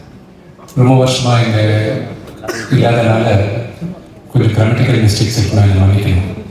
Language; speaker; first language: Tamil; non-native, local second language; Telugu